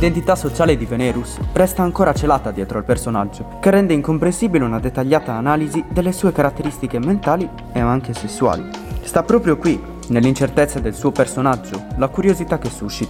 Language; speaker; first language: Italian; native; Italian